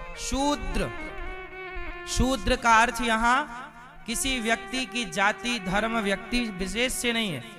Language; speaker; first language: Hindi; native; Hindi